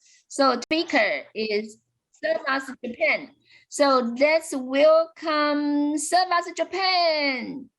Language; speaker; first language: English; non-native, fluent; Chinese